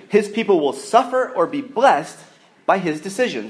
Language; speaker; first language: English; native; English